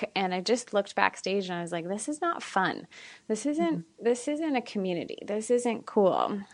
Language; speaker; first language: English; native; English